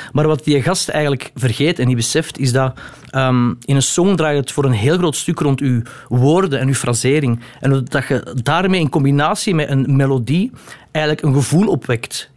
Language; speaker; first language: Dutch; native; Dutch